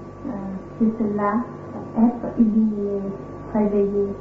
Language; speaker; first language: French; non-native, fluent; Vietnamese